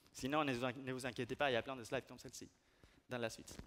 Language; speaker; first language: French; non-native, fluent; Spanish